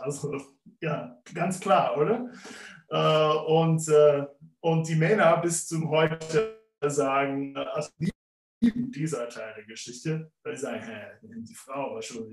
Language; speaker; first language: German; non-native, fluent; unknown